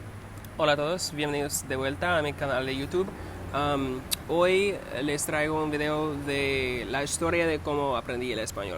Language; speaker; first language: Spanish; non-native, learner; English